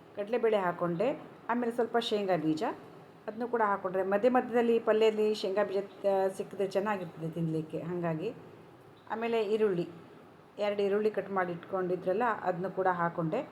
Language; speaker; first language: Kannada; non-native, local second language; Konkani